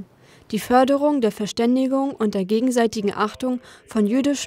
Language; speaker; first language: German; native; German